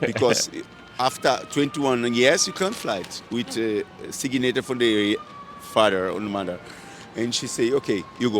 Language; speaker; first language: English; non-native, learner; Portuguese